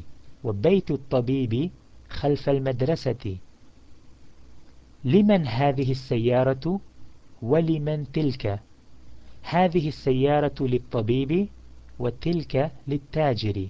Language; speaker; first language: Arabic; non-native, fluent; English